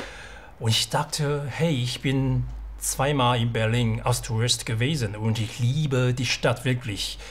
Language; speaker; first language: German; non-native, fluent; Chinese